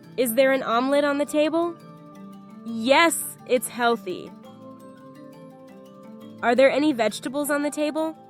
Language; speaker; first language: English; non-native, fluent; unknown